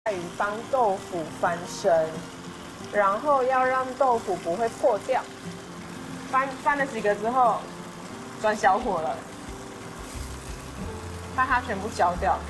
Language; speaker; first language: Chinese; native; Chinese